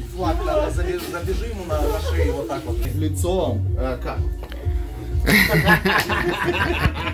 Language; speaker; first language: Russian; native; Russian